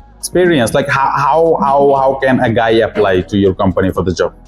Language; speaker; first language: English; non-native, local second language; Bangla